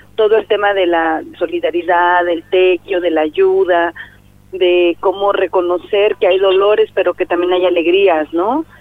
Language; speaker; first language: Spanish; native; Spanish